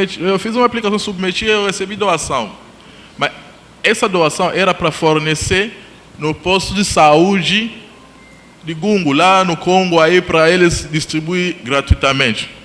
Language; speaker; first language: Portuguese; non-native, fluent; Lingala